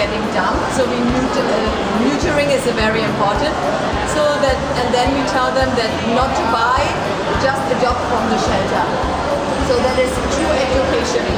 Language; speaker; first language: English; non-native, fluent; German